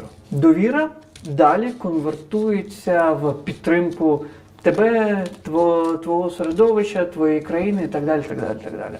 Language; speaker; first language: Ukrainian; non-native, fluent; Crimean Tatar